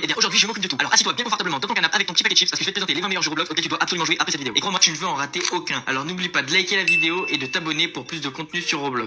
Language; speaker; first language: French; native; French